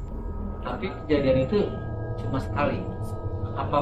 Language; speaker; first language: Indonesian; native; Indonesian